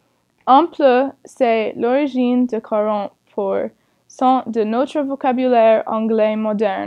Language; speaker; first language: French; non-native, learner; English